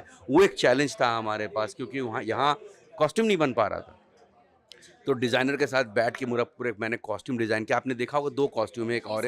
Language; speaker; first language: Hindi; native; Hindi